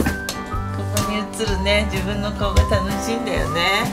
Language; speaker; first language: Japanese; native; Japanese